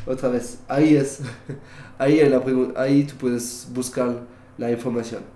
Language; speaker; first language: Spanish; non-native, learner; French